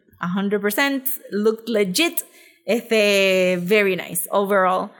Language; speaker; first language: English; non-native, local second language; Spanish